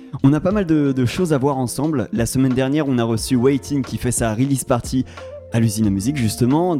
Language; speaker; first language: French; native; French